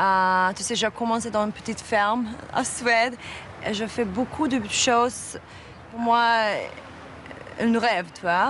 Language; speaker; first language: French; non-native, fluent; Swedish